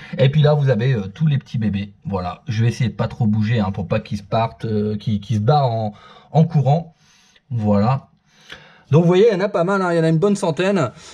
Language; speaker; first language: French; native; French